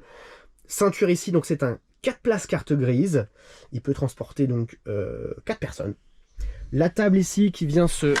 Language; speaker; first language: French; native; French